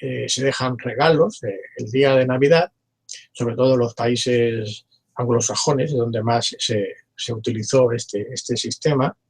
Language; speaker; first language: Spanish; native; Spanish